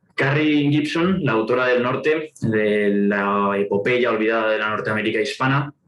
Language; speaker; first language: Spanish; native; Spanish